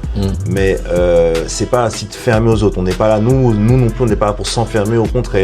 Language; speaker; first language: French; non-native, local second language; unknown